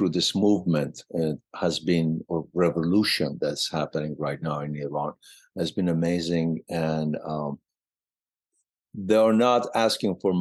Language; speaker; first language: English; non-native, fluent; Persian